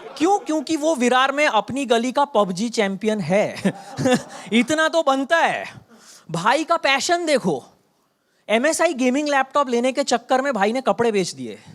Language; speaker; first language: Hindi; non-native, local second language; Bangla